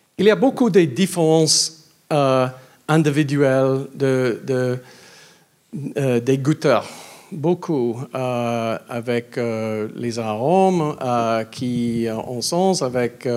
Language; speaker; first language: French; non-native, learner; English